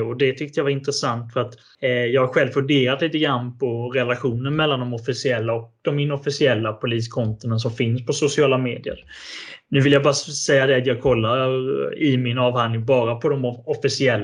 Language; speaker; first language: Swedish; native; Swedish